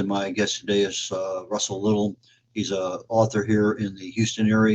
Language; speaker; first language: English; native; English